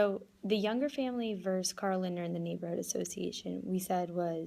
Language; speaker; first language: English; native; English